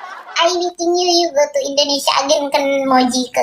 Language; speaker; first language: English; non-native, learner; Indonesian